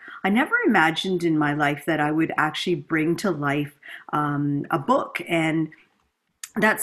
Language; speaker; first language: English; native; English